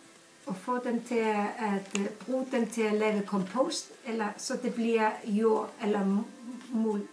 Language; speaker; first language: Danish; non-native, fluent; Icelandic